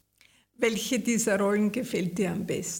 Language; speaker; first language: German; native; German